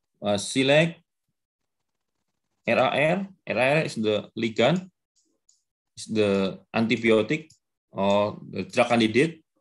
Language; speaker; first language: English; non-native, learner; Indonesian